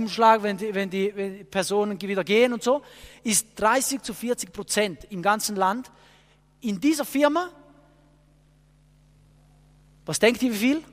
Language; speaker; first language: German; non-native, fluent; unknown